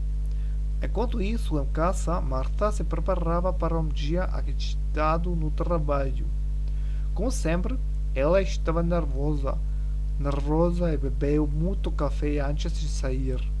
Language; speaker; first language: Portuguese; non-native, learner; German